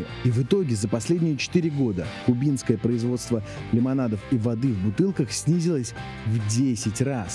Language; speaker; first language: Russian; native; Russian